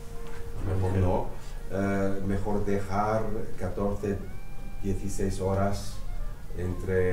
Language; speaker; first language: Spanish; non-native, fluent; French